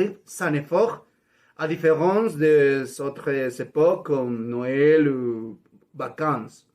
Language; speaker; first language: French; non-native, learner; Spanish